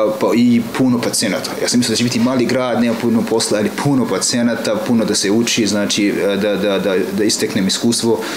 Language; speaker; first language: Serbian; non-native, fluent; Arabic